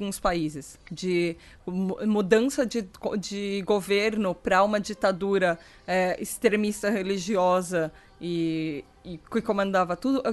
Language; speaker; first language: Portuguese; native; Portuguese